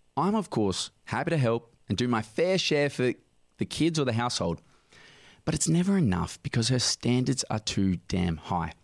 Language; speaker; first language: English; native; English